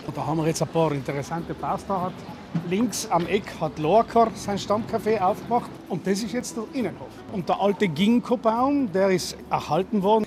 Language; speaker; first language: German; native; German